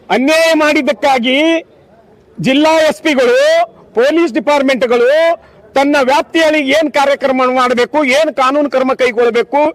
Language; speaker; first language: Kannada; non-native, local second language; Lambadi